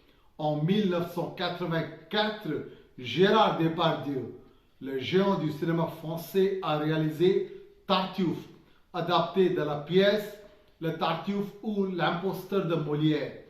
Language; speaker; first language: French; non-native, fluent; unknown